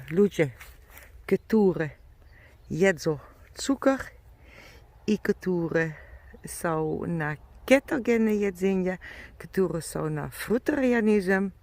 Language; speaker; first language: Polish; non-native, learner; German